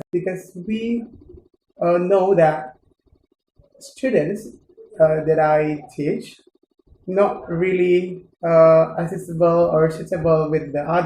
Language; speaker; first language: English; non-native, learner; Indonesian